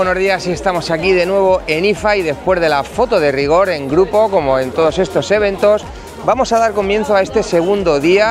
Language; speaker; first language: Spanish; native; Spanish